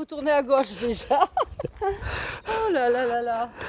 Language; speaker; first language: French; native; French